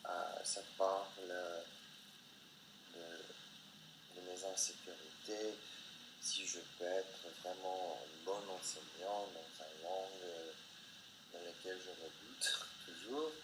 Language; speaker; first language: French; non-native, learner; English